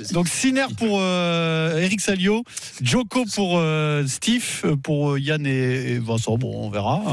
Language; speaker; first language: French; native; French